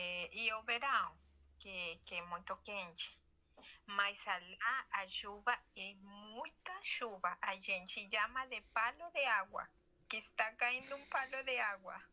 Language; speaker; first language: Portuguese; non-native, learner; Spanish